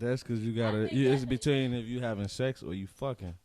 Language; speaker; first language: English; native; English